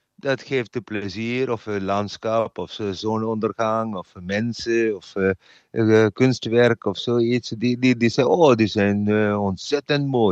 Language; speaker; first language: Dutch; non-native, learner; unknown